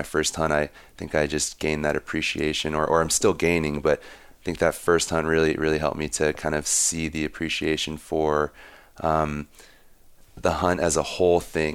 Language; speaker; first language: English; native; English